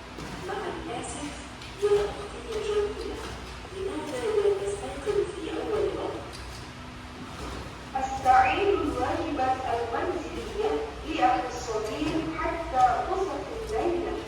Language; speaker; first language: Arabic; non-native, learner; Indonesian